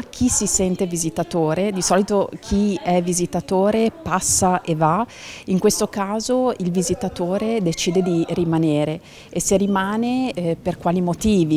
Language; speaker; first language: Italian; native; Italian